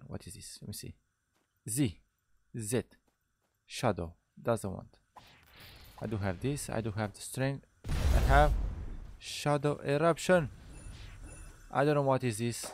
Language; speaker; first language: English; non-native, fluent; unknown